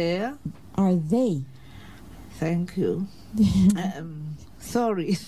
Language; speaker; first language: English; non-native, learner; French